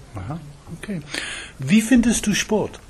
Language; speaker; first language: German; non-native, fluent; English